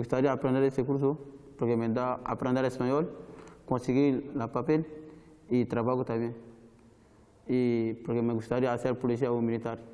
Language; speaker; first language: Spanish; non-native, learner; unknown